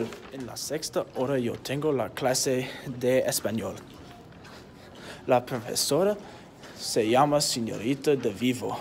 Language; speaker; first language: Spanish; non-native, learner; English